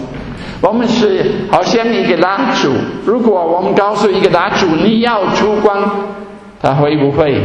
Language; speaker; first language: Chinese; non-native, fluent; German